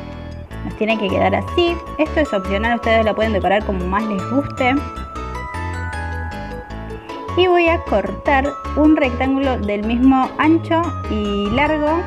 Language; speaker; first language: Spanish; native; Spanish